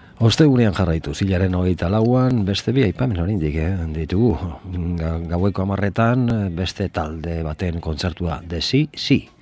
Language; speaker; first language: Basque; native; Basque